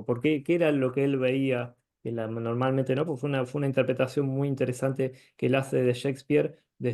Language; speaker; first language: Spanish; native; Spanish